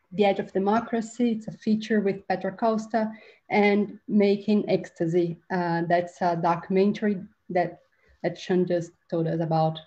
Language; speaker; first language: English; non-native, fluent; Portuguese